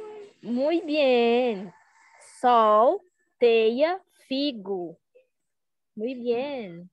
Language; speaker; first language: Spanish; non-native, learner; Portuguese